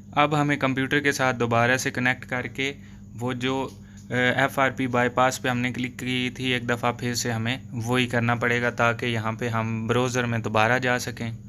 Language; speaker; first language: Urdu; non-native, local second language; Punjabi